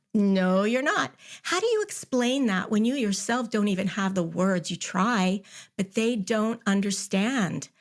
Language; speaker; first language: English; native; English